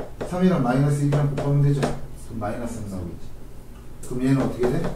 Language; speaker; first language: Korean; native; Korean